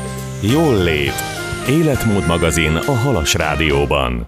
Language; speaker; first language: Hungarian; native; Hungarian